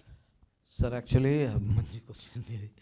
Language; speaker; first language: Telugu; non-native, local second language; Malayalam